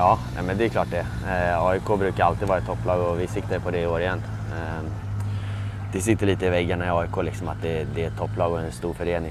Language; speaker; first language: Swedish; native; Swedish